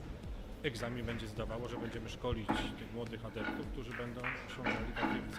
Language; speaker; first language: Polish; native; Polish